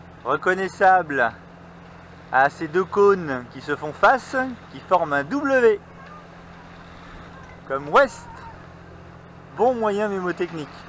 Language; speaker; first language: French; native; French